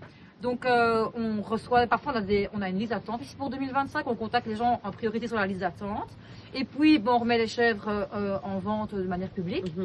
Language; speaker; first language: French; native; French